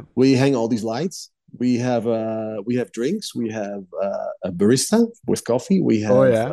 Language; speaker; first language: English; non-native, fluent; Dutch